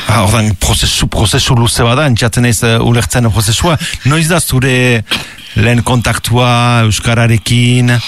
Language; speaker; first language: Basque; native; Basque